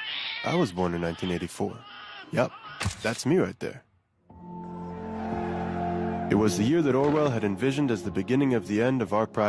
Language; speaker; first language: English; non-native, fluent; Hebrew